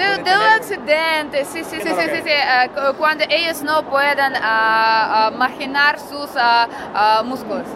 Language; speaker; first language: Spanish; non-native, learner; Russian